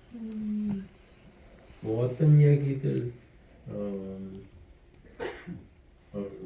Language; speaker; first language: Korean; early bilingual, heritage; French